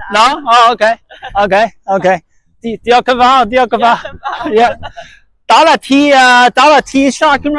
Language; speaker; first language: Welsh; non-native, learner; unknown